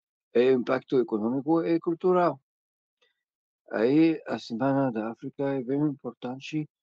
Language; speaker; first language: Portuguese; non-native, learner; Arabic